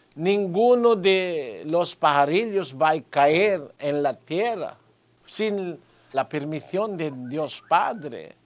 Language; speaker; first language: Spanish; non-native, fluent; Filipino